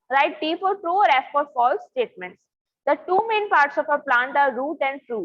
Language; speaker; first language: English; non-native, local second language; Hindi